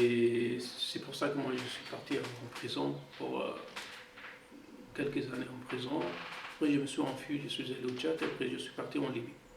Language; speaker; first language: French; non-native, fluent; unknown